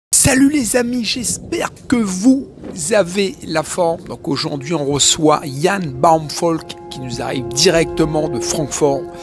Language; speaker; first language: French; native; French